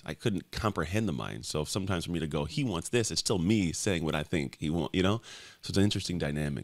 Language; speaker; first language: English; native; English